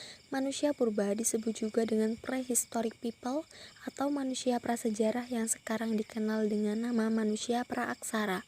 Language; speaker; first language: Indonesian; native; Indonesian